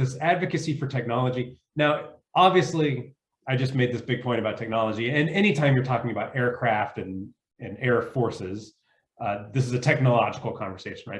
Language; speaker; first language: English; native; English